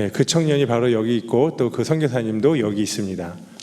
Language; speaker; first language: Korean; native; Korean